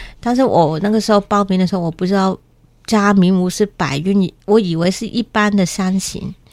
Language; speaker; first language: Chinese; non-native, local second language; Cantonese